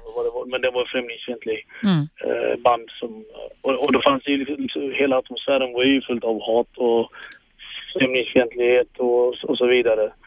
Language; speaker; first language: Swedish; early bilingual, other home language; Tigrinya